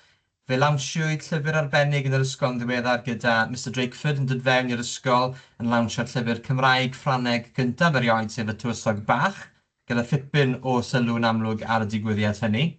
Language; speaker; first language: Welsh; native; Welsh